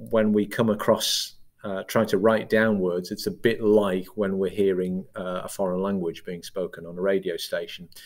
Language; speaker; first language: English; native; English